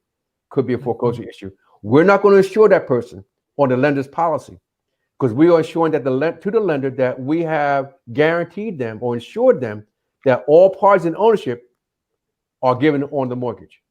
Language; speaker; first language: English; native; English